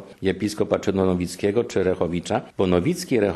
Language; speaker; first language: Ukrainian; non-native, fluent; Polish